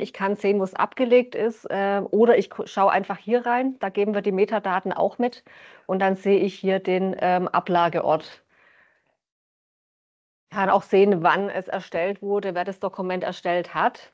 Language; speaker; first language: German; native; German